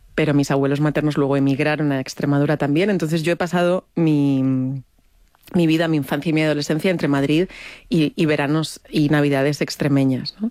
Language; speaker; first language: Spanish; native; Spanish